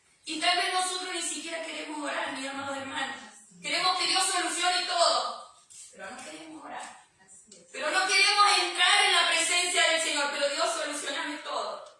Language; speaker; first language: Spanish; native; Spanish